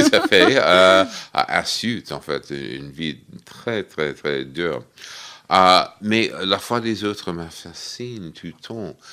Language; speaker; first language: French; non-native, fluent; English